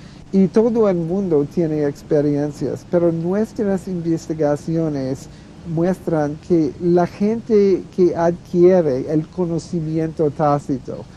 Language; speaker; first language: Spanish; non-native, fluent; English